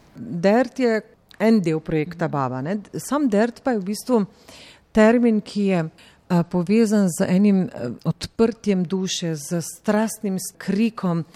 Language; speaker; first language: Slovenian; native; Slovenian